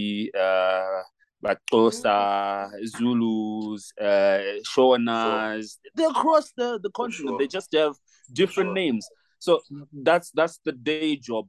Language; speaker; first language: English; non-native, local second language; Shona